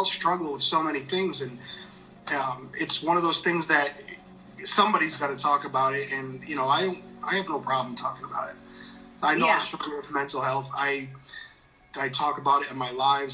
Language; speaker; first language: English; native; English